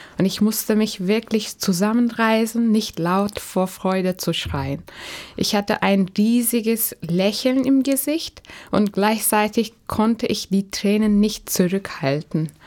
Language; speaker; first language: German; non-native, fluent; Turkish